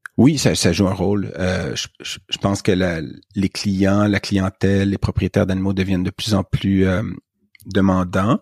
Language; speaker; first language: French; native; French